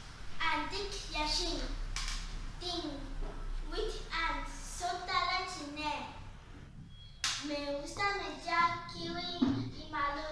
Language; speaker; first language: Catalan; non-native, learner; Chinese